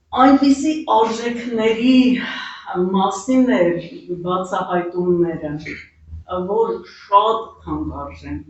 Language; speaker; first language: Armenian; native; Armenian